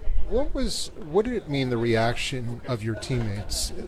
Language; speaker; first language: English; native; English